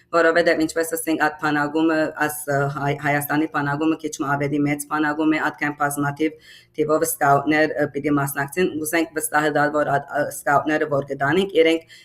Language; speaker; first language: Armenian; early bilingual, heritage; Armenian